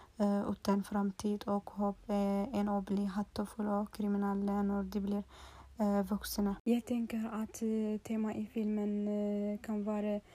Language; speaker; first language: Swedish; non-native, learner; Norwegian